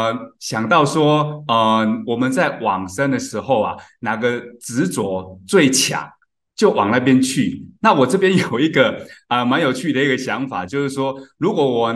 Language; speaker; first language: Chinese; native; Chinese